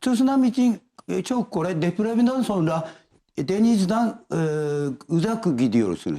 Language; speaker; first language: Turkish; non-native, learner; Japanese